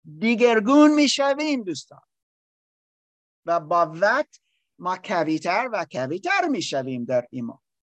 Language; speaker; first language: Persian; non-native, learner; English